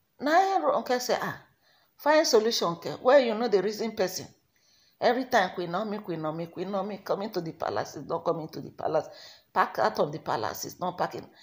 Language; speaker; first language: Nigerian Pidgin; non-native, local second language; Igbo